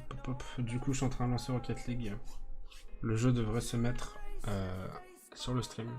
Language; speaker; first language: French; native; French